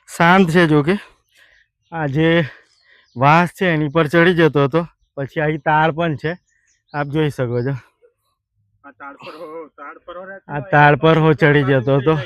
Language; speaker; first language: Gujarati; non-native, local second language; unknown